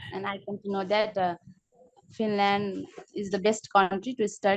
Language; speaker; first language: English; non-native, learner; Nepali